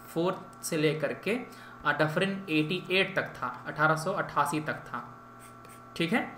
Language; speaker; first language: Hindi; native; Hindi